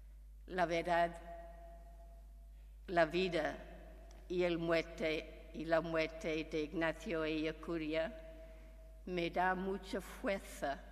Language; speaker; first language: Spanish; non-native, fluent; English